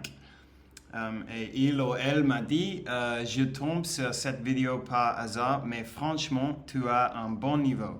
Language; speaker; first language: French; non-native, learner; English